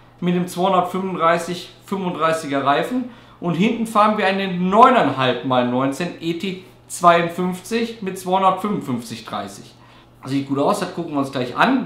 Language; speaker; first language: German; native; German